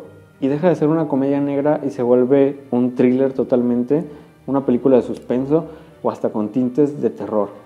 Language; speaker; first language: Spanish; native; Spanish